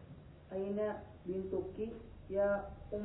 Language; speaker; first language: Arabic; non-native, learner; Indonesian